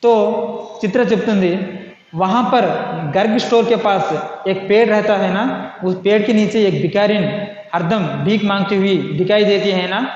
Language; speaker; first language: Hindi; non-native, local second language; Telugu